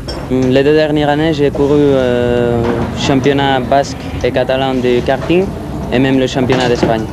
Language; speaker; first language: French; non-native, fluent; Spanish